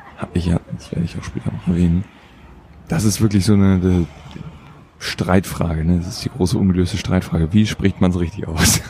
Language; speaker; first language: German; native; German